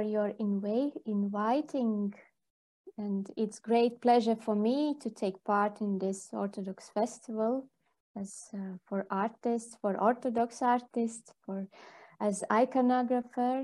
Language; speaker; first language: English; non-native, learner; Latvian